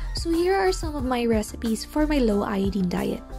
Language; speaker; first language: English; non-native, local second language; Filipino